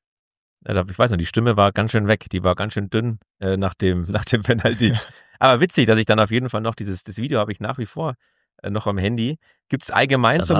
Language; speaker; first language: German; native; German